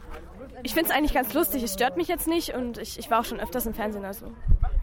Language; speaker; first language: German; native; German